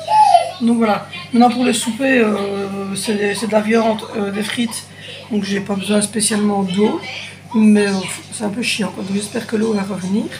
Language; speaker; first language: French; native; French